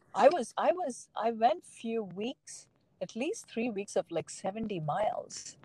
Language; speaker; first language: English; non-native, local second language; Tamil